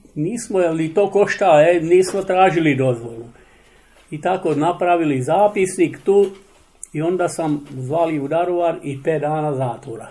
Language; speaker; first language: Serbian; non-native, local second language; Czech